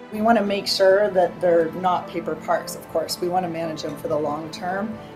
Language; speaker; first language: English; native; English